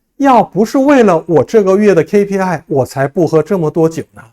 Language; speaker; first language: Chinese; non-native, fluent; Korean